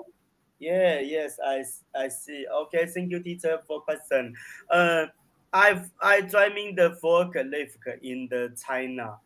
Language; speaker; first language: English; non-native, learner; Chinese